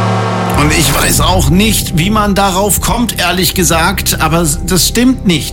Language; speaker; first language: German; native; German